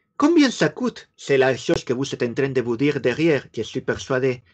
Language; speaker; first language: French; non-native, fluent; Spanish